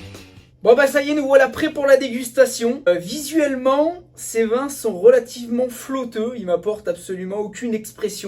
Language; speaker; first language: French; native; French